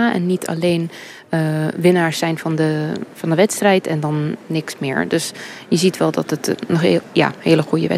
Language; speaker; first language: Dutch; early bilingual, heritage; English